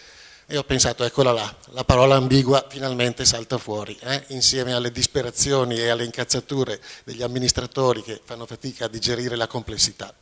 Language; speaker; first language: Italian; native; Italian